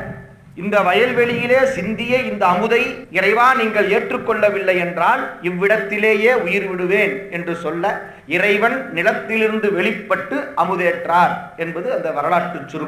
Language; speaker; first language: Tamil; native; Tamil